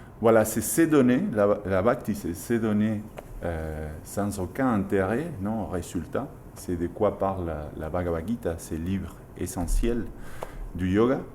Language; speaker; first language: French; non-native, fluent; Spanish